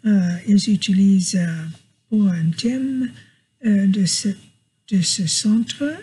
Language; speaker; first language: French; non-native, learner; English